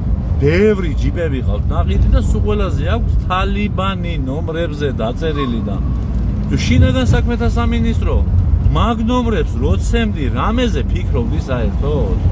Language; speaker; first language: Georgian; native; Georgian